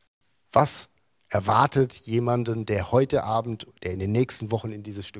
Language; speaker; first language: German; native; German